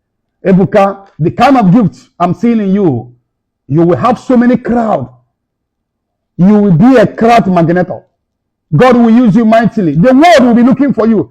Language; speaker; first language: English; non-native, local second language; Igbo